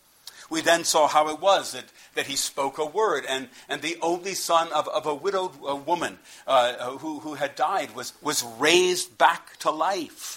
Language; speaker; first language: English; native; English